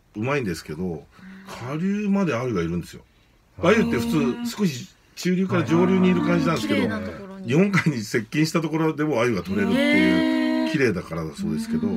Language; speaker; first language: Japanese; native; Japanese